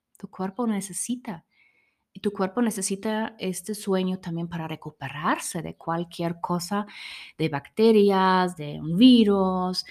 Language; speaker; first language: Spanish; non-native, fluent; German